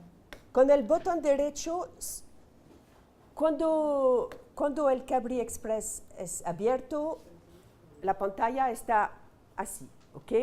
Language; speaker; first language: Spanish; non-native, fluent; French